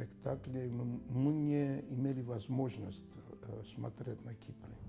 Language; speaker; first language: Russian; non-native, fluent; Greek